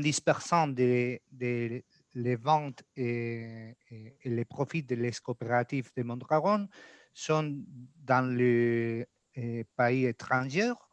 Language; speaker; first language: French; non-native, learner; Spanish